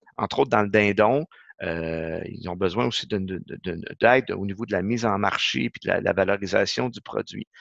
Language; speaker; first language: French; native; French